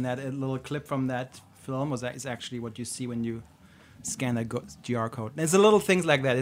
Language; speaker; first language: English; non-native, fluent; German